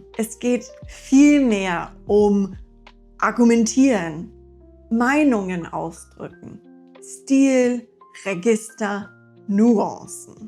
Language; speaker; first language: German; non-native, fluent; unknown